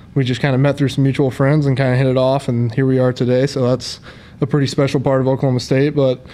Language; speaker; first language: English; native; English